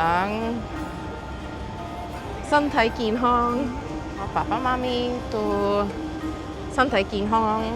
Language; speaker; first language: Cantonese; early bilingual, heritage; Cantonese